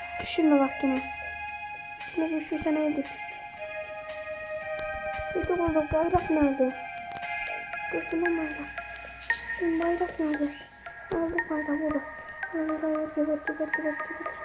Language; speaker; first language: Turkish; native; Turkish